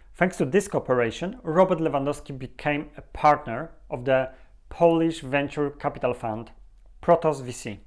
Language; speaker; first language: English; non-native, fluent; Polish